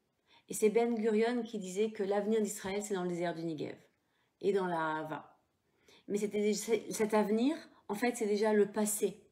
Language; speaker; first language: French; native; French